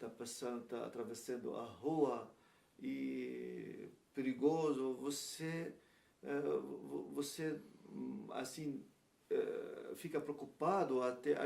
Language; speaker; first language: Portuguese; non-native, learner; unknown